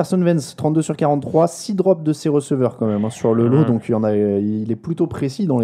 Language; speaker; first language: French; native; French